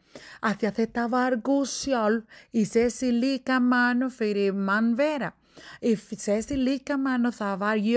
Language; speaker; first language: Icelandic; non-native, learner; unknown